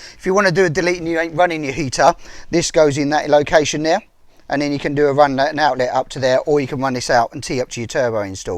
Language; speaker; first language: English; native; English